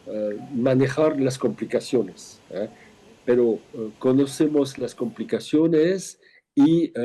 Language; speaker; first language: Spanish; non-native, fluent; French